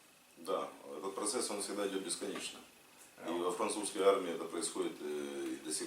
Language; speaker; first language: Russian; native; Russian